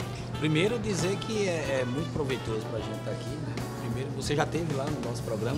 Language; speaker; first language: Portuguese; native; Portuguese